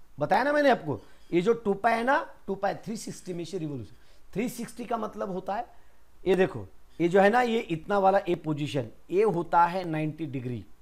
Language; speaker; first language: Hindi; non-native, local second language; Marathi